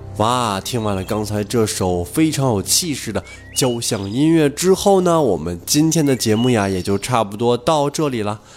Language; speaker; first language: Chinese; native; Chinese